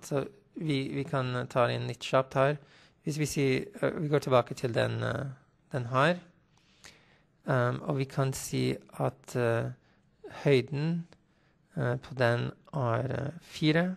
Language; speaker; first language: Norwegian; non-native, fluent; English